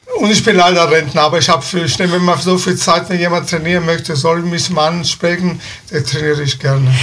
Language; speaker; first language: German; early bilingual, other home language; Italian